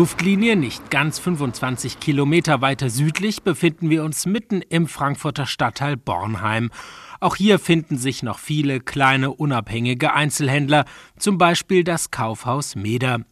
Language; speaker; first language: German; native; German